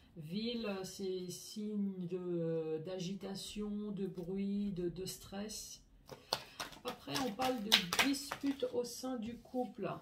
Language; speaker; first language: French; native; French